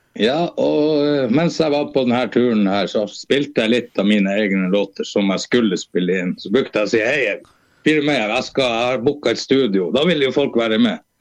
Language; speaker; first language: Norwegian; native; Norwegian